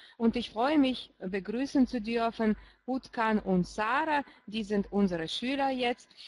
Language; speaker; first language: German; non-native, fluent; Russian